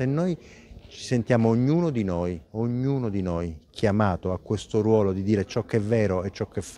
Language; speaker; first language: Italian; non-native, fluent; Portuguese